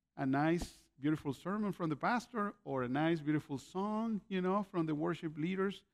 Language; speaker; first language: English; non-native, fluent; Spanish